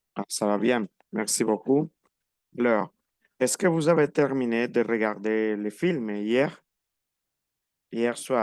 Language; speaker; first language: French; non-native, fluent; Spanish